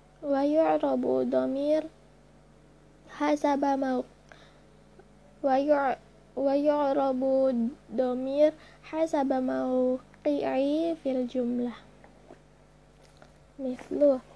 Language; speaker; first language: Arabic; non-native, learner; Indonesian